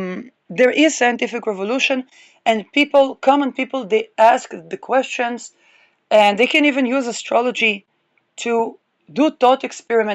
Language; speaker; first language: English; non-native, fluent; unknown